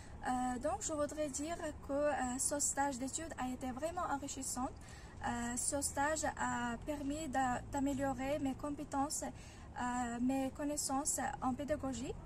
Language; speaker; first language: French; non-native, fluent; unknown